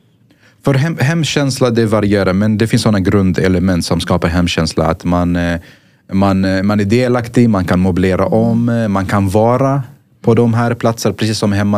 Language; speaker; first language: Swedish; non-native, fluent; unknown